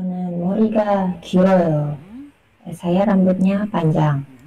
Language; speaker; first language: Korean; non-native, learner; Indonesian